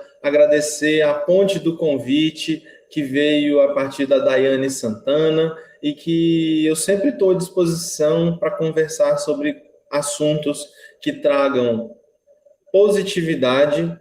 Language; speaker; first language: Portuguese; native; Portuguese